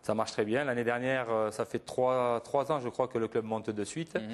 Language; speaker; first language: French; native; French